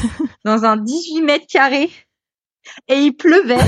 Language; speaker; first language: French; native; French